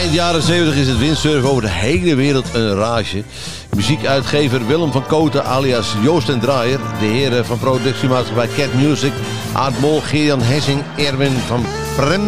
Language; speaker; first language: Dutch; native; Dutch